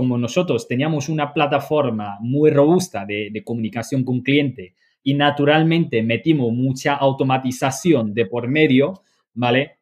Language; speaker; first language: Spanish; non-native, fluent; Chinese